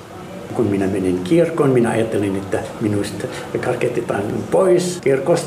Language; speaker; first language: Finnish; non-native, learner; Arabic